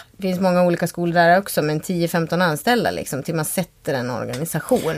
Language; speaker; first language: Swedish; native; Swedish